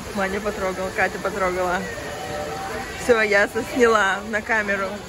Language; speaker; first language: Russian; early bilingual, heritage; Russian